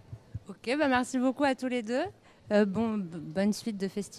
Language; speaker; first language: French; native; French